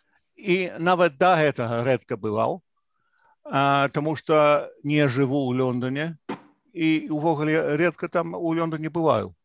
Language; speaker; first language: Belarusian; non-native, fluent; English